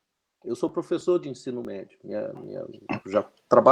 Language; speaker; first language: Portuguese; native; Portuguese